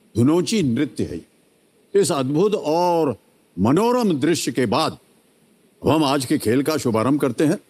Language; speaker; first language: Hindi; native; Hindi